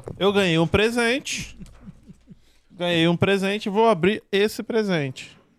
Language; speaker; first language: Portuguese; native; Portuguese